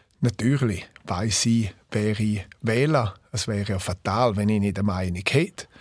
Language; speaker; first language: German; non-native, local second language; Romansh